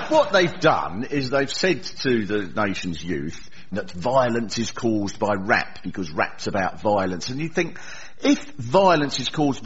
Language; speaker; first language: English; native; English